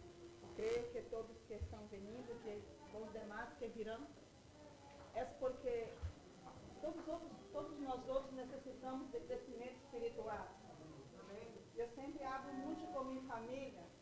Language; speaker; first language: Spanish; non-native, learner; Portuguese